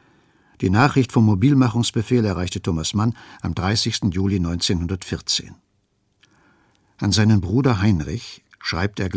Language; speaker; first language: German; native; German